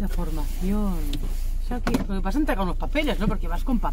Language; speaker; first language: Spanish; native; Spanish